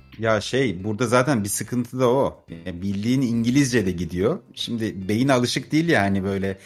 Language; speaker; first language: Turkish; native; Turkish